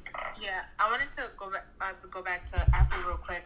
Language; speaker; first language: English; native; English